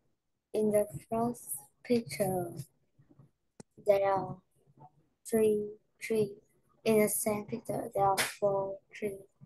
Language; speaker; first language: English; non-native, learner; Vietnamese